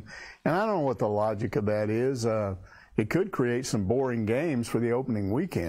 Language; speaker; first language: English; native; English